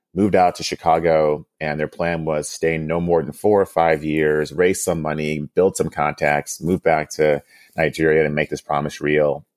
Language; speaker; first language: English; early bilingual, other home language; Yoruba